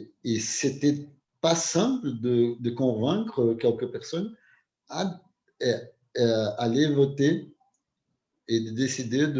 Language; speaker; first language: French; non-native, fluent; Portuguese